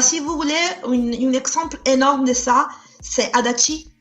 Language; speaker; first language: French; non-native, fluent; Italian